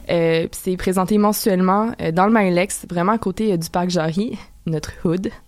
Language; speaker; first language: French; native; French